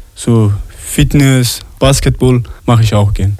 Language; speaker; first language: German; non-native, learner; Arabic